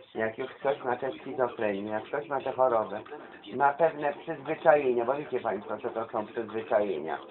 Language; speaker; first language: Polish; native; Polish